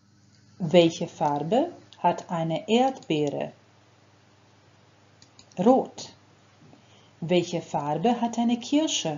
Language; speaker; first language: German; non-native, fluent; Croatian